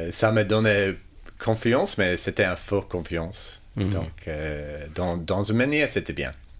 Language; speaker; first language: French; non-native, fluent; English